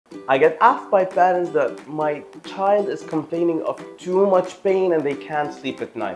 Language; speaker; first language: English; non-native, fluent; Arabic